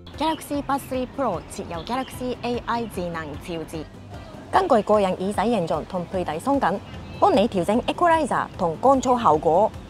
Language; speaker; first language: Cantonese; non-native, fluent; Japanese